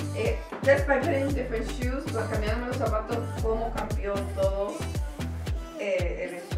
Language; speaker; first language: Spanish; early bilingual, heritage; Spanish